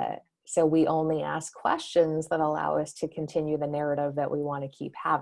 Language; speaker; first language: English; native; English